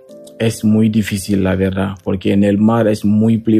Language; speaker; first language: Spanish; non-native, learner; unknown